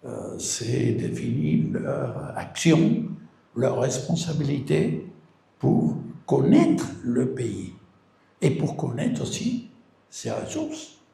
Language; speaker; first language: French; non-native, fluent; Spanish